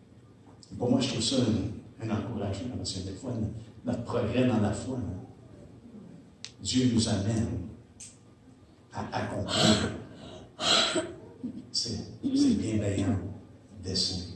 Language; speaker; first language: French; native; French